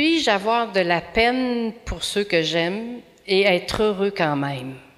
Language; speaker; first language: French; native; French